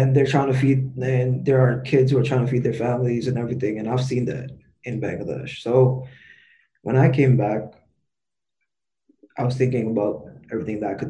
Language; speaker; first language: English; native; English